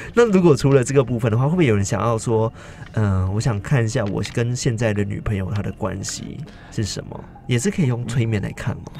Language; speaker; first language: Chinese; native; Chinese